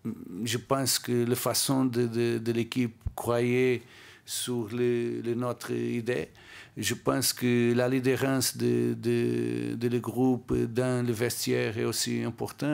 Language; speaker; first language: French; non-native, learner; Portuguese